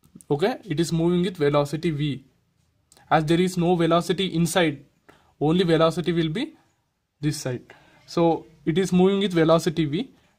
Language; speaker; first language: English; non-native, local second language; Telugu